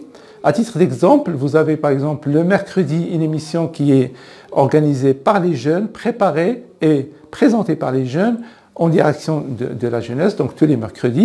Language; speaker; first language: French; native; French